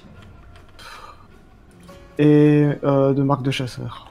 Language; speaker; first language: French; native; French